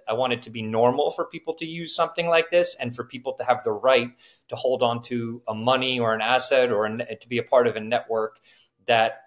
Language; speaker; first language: English; native; English